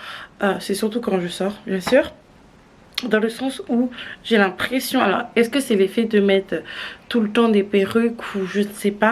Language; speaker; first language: French; native; French